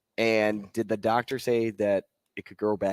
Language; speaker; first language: English; native; English